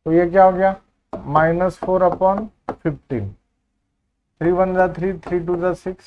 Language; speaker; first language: Hindi; non-native, local second language; Marathi